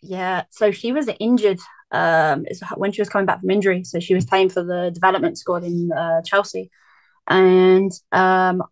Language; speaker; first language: English; native; English